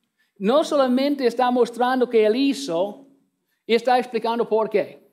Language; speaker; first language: Spanish; non-native, learner; English